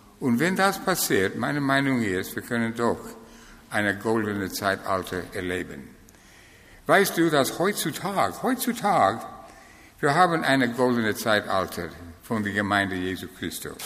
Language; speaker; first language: German; non-native, fluent; English